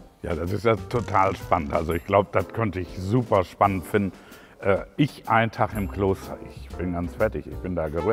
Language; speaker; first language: German; native; German